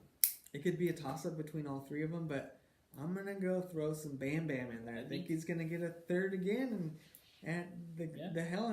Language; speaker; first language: English; native; English